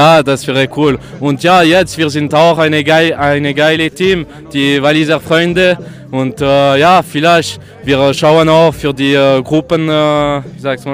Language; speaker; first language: German; non-native, local second language; French